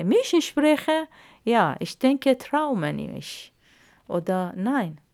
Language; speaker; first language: German; non-native, learner; Arabic